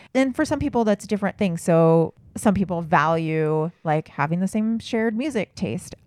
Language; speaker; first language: English; native; English